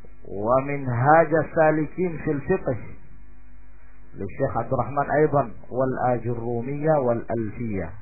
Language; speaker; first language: Arabic; non-native, fluent; Indonesian